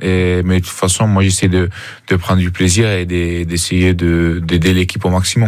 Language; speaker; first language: French; non-native, fluent; Italian